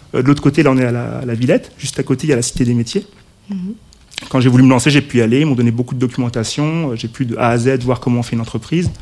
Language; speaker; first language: French; native; French